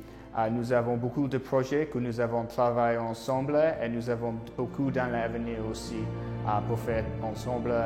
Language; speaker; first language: French; non-native, learner; English